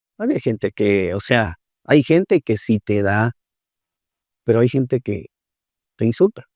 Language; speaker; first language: Spanish; native; Spanish